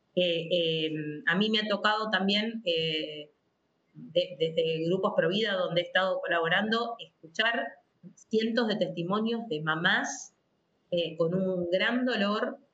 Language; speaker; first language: Spanish; native; Spanish